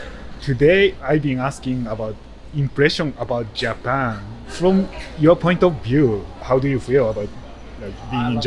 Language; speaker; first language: English; non-native, fluent; Japanese